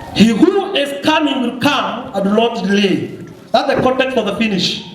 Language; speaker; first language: English; non-native, local second language; Swahili